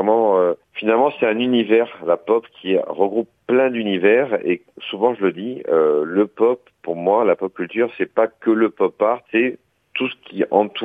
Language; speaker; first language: French; native; French